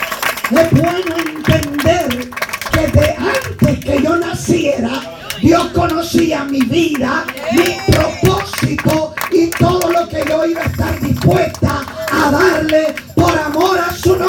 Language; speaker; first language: Spanish; native; Spanish